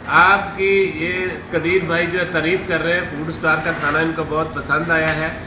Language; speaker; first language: Urdu; native; Urdu